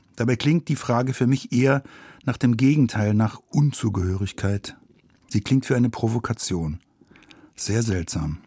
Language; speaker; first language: German; native; German